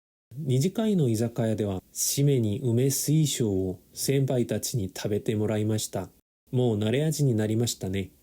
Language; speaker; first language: Japanese; non-native, learner; Korean